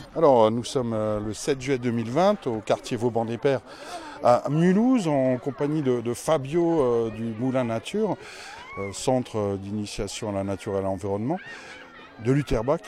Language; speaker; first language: French; native; French